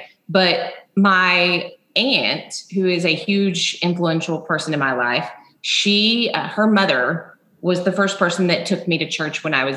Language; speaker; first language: English; native; English